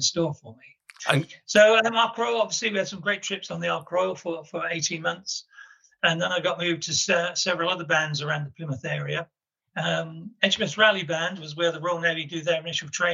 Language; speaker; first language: English; native; English